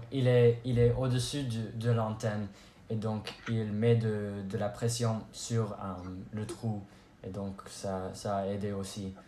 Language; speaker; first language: French; non-native, learner; English